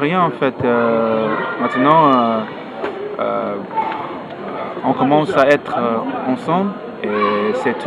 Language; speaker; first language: French; non-native, learner; English